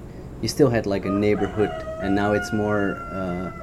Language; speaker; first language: English; non-native, fluent; Dutch